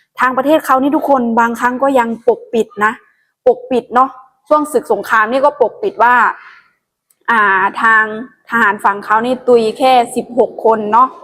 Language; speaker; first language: Thai; non-native, local second language; Northeastern Thai